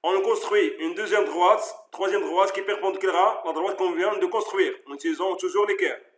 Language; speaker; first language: French; non-native, local second language; Arabic